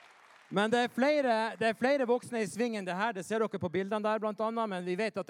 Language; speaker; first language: Norwegian; native; Norwegian